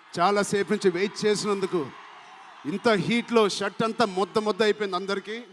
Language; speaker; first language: Telugu; native; Telugu